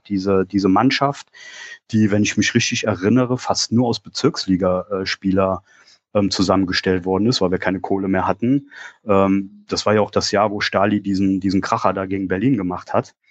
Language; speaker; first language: German; native; German